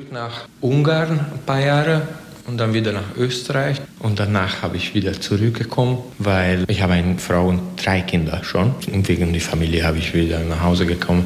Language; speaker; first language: German; non-native, learner; Hungarian